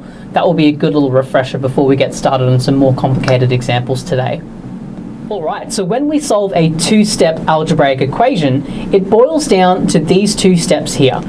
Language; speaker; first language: English; native; English